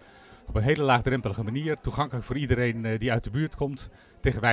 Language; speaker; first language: Dutch; native; Dutch